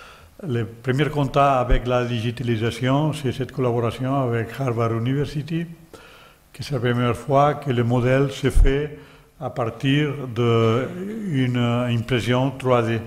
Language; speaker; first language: French; non-native, learner; Catalan